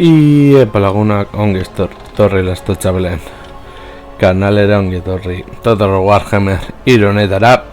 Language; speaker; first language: Basque; native; Basque